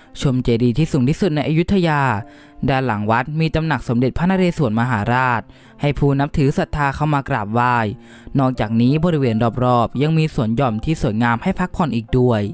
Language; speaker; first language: Thai; native; Thai